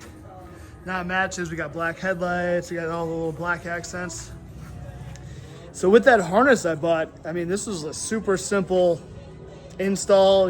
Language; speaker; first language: English; native; English